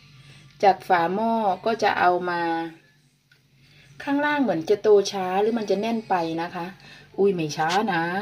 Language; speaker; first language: Thai; native; Thai